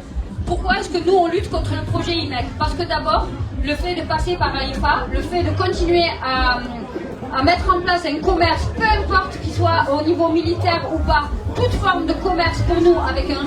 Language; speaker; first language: French; native; French